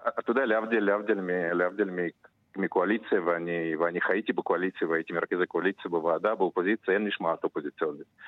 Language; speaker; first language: Hebrew; early bilingual, other home language; Russian